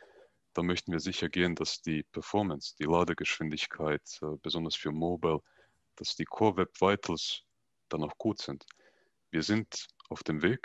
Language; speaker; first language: German; native; German